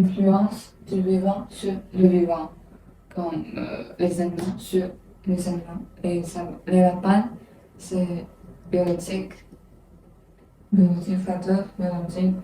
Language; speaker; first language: French; non-native, learner; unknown